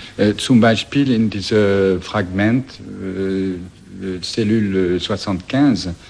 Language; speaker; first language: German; non-native, learner; French